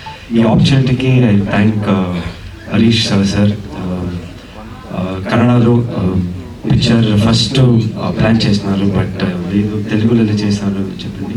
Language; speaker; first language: Telugu; non-native, local second language; Kannada